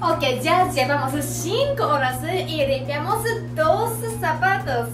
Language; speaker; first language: Spanish; non-native, learner; Japanese